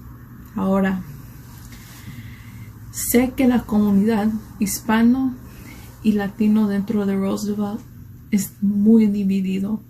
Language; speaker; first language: Spanish; early bilingual, heritage; Spanish